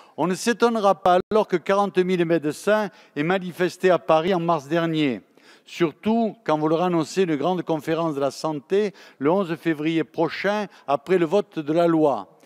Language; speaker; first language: French; native; French